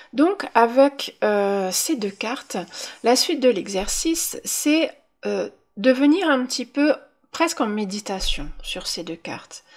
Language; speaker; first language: French; native; French